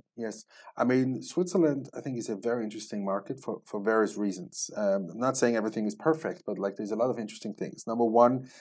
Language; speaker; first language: English; non-native, fluent; Swiss German